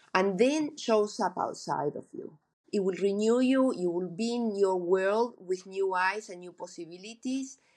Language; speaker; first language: English; non-native, fluent; Spanish